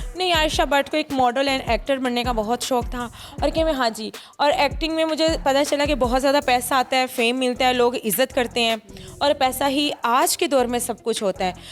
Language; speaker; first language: Urdu; non-native, local second language; Punjabi